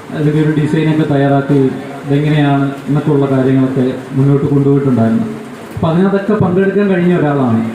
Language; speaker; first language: Malayalam; native; Malayalam